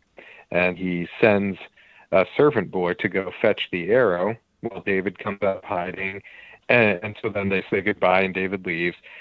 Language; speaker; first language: English; native; English